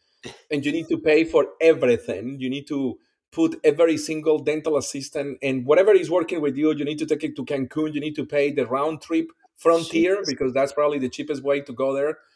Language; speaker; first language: English; non-native, fluent; Spanish